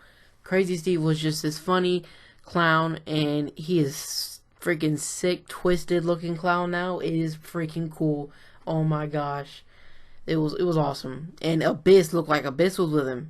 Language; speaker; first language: English; native; English